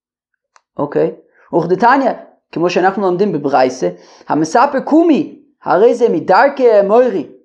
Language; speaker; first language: Hebrew; non-native, fluent; English